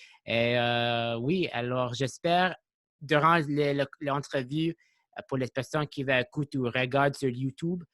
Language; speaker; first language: French; non-native, local second language; English